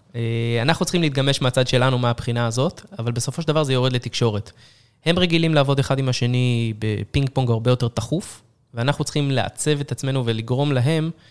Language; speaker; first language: Hebrew; native; Hebrew